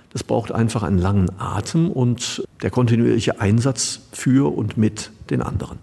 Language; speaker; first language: German; native; German